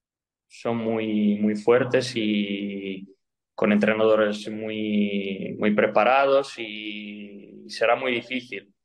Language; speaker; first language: Spanish; non-native, fluent; Italian